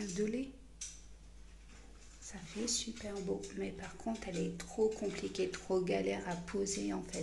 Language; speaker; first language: French; native; French